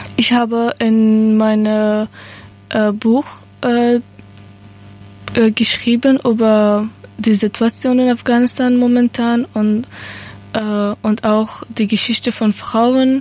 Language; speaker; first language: German; non-native, learner; Persian